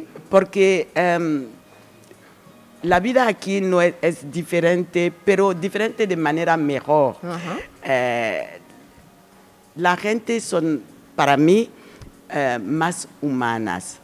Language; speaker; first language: Spanish; non-native, learner; French